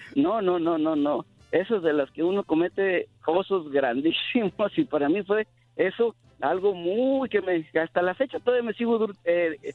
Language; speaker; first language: Spanish; native; Spanish